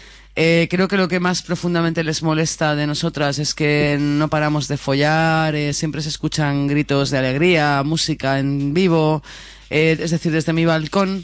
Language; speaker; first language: Spanish; native; Spanish